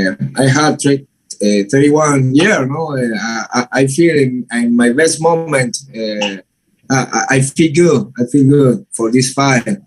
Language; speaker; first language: English; non-native, learner; Spanish